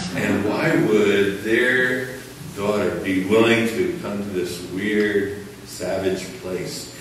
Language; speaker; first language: English; native; English